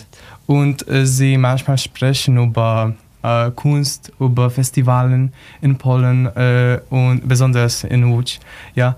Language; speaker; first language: German; non-native, learner; Polish